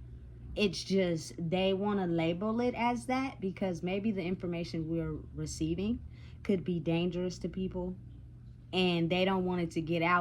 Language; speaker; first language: English; native; English